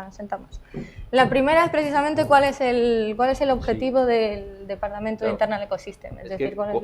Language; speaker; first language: Spanish; native; Spanish